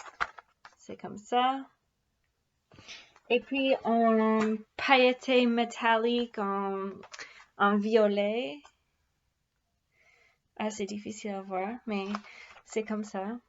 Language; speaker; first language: French; non-native, fluent; English